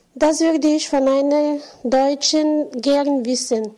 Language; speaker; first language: German; non-native, learner; Bulgarian